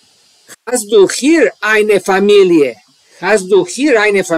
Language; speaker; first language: German; non-native, learner; Serbian